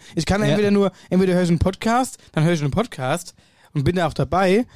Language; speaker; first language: German; native; German